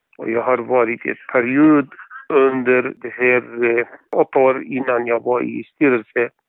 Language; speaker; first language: Swedish; non-native, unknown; Arabic